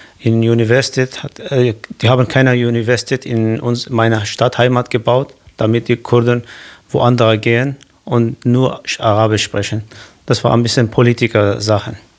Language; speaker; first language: German; non-native, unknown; Kurdish